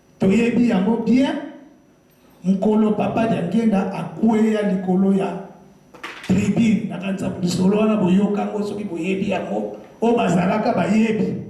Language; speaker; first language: Lingala; non-native, local second language; Kongo